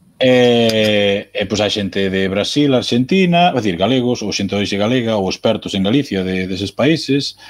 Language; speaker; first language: Galician; native; Galician